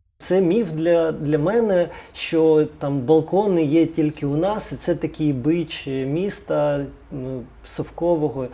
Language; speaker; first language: Ukrainian; native; Ukrainian